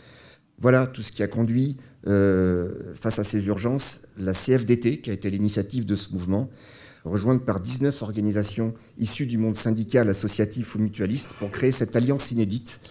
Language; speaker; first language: French; native; French